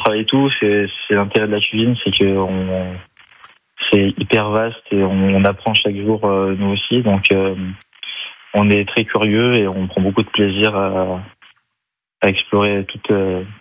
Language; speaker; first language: French; native; French